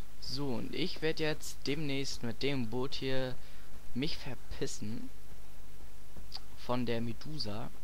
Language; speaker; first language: German; native; German